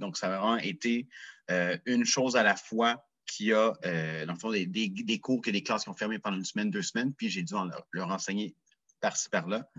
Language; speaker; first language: French; native; French